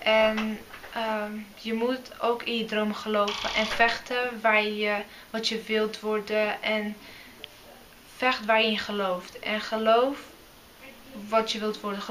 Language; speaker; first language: Dutch; early bilingual, other home language; Arabic